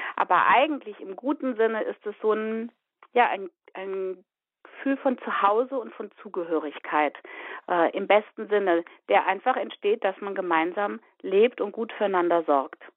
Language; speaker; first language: German; native; German